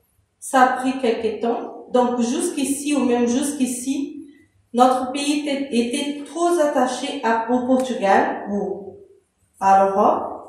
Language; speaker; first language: French; non-native, fluent; Portuguese